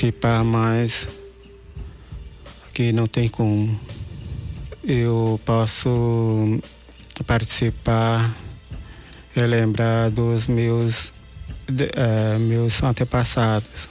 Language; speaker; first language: Portuguese; non-native, local second language; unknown